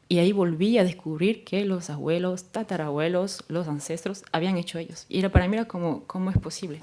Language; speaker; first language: Spanish; native; Spanish